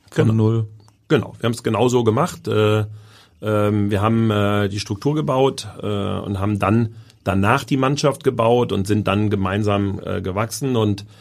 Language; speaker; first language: German; native; German